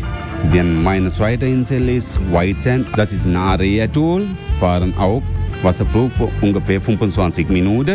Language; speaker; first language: German; non-native, learner; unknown